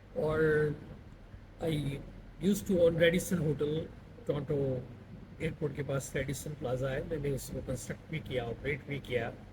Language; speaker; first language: Hindi; non-native, local second language; Punjabi